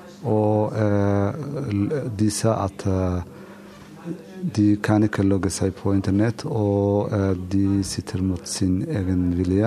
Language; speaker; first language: Norwegian; non-native, fluent; Somali